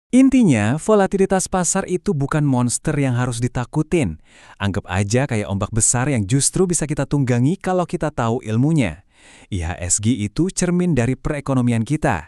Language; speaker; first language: Indonesian; native; Indonesian